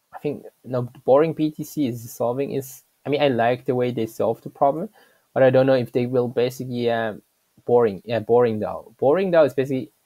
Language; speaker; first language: English; non-native, fluent; German